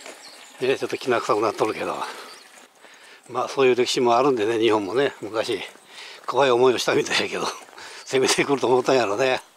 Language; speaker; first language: Japanese; native; Japanese